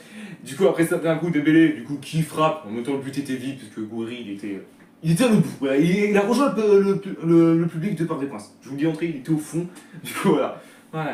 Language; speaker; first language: French; native; French